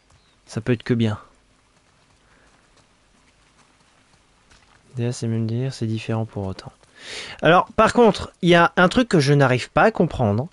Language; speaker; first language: French; native; French